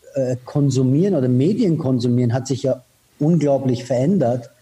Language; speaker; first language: German; non-native, fluent; Persian